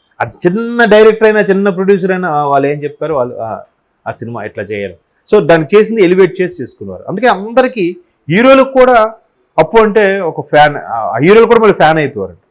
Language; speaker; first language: Telugu; native; Telugu